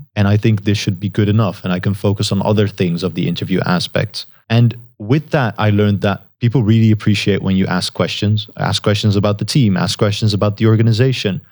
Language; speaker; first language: English; non-native, fluent; Dutch